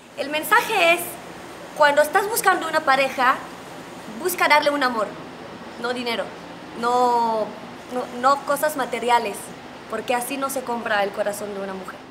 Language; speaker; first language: Spanish; non-native, fluent; Hebrew